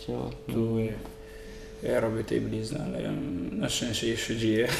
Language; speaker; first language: Polish; non-native, learner; Italian